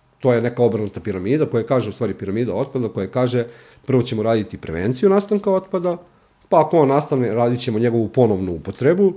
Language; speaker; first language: Serbian; native; Serbian